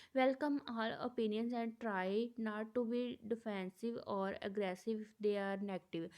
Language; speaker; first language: English; non-native, local second language; Punjabi